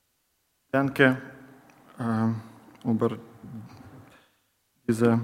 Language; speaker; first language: German; non-native, learner; Ukrainian